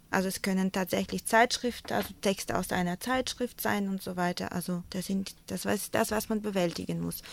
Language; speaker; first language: German; non-native, fluent; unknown